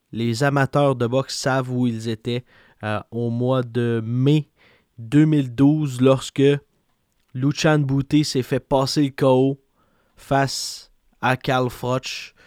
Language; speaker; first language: French; native; French